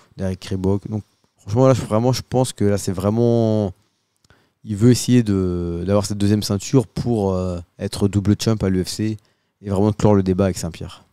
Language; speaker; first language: French; native; French